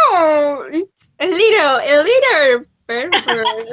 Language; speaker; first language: English; non-native, learner; Spanish